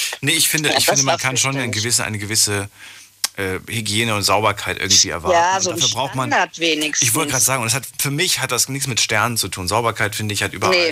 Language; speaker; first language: German; native; German